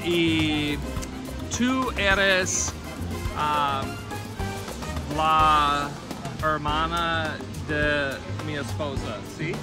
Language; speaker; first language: Spanish; non-native, learner; English